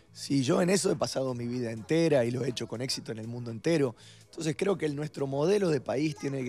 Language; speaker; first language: Spanish; native; Spanish